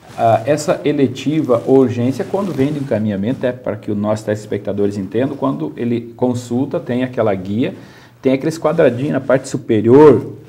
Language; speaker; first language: Portuguese; native; Portuguese